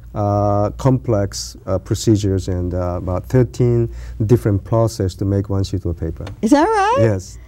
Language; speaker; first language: English; non-native, learner; Japanese